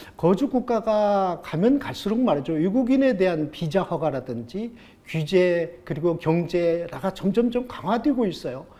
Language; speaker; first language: Korean; native; Korean